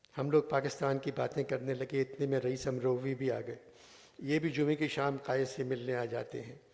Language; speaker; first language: Urdu; native; Urdu